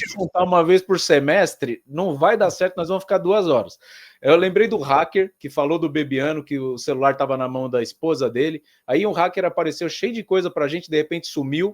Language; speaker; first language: Portuguese; native; Portuguese